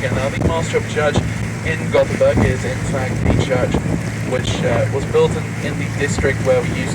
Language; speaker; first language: English; non-native, fluent; Swedish